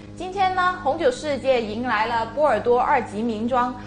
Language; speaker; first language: Chinese; native; Chinese